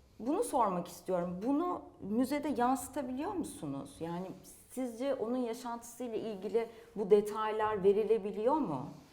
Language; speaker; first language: Turkish; native; Turkish